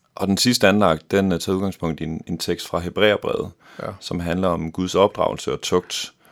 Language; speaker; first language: Danish; native; Danish